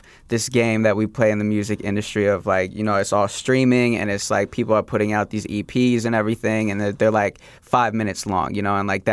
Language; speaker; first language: English; native; English